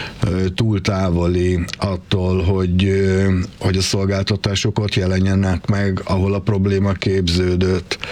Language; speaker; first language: Hungarian; native; Hungarian